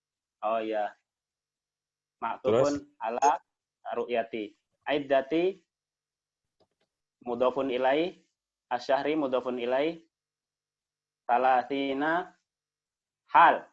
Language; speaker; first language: Arabic; non-native, learner; Indonesian